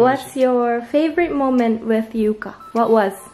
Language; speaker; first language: English; non-native, learner; Japanese